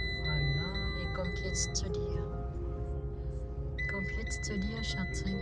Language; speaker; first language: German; non-native, learner; Waray